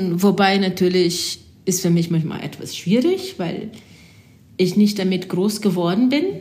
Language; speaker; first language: German; non-native, fluent; Portuguese